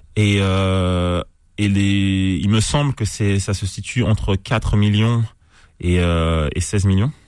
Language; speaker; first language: French; native; French